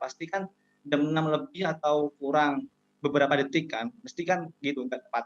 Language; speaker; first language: Indonesian; native; Indonesian